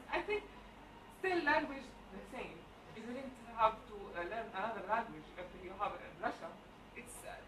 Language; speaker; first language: English; non-native, learner; Arabic